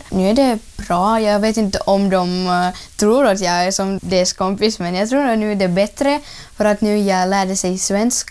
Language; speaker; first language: Swedish; early bilingual, other home language; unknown